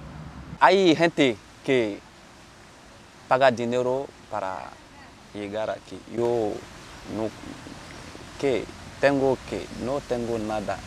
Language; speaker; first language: Spanish; non-native, learner; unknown